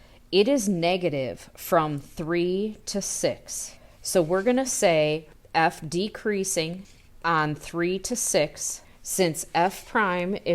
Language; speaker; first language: English; native; English